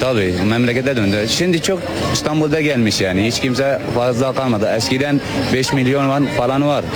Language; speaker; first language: Turkish; non-native, learner; Arabic